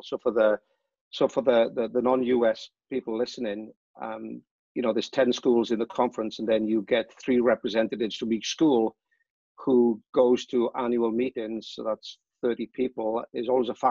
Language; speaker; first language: English; native; English